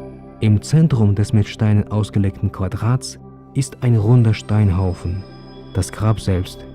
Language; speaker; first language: German; native; German